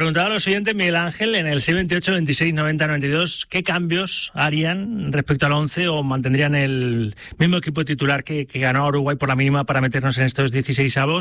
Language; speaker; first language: Spanish; native; Spanish